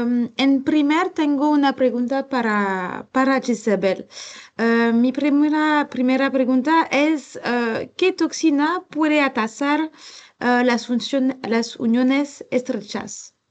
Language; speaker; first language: Spanish; non-native, learner; French